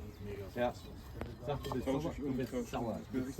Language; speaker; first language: German; native; German